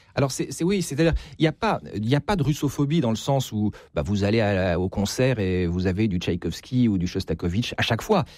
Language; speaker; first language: French; native; French